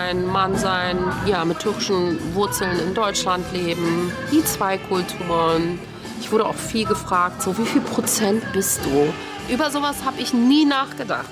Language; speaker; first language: German; native; German